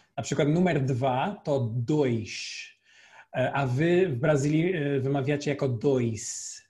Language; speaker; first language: Polish; non-native, fluent; Portuguese